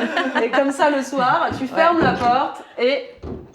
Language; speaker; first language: French; native; French